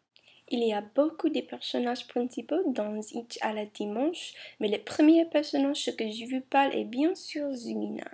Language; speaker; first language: French; non-native, learner; English